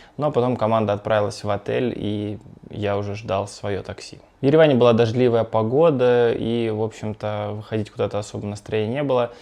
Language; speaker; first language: Russian; native; Russian